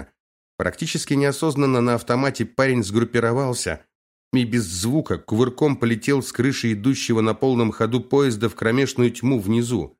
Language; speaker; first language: Russian; native; Russian